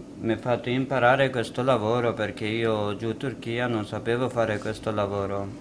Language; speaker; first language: Italian; non-native, learner; Kurdish